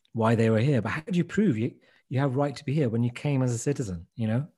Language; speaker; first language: English; native; English